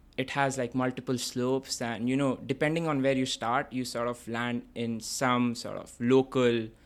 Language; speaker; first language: English; non-native, local second language; Bangla